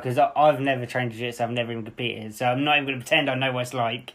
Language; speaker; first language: English; native; English